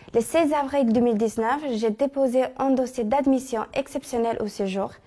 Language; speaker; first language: French; non-native, fluent; Albanian